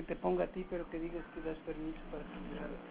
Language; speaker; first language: Spanish; native; Spanish